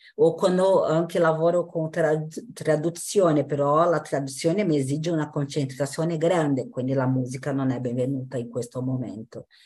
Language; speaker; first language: Italian; non-native, fluent; Portuguese